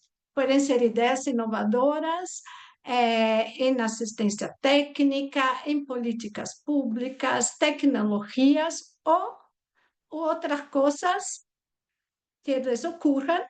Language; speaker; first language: Spanish; non-native, fluent; Portuguese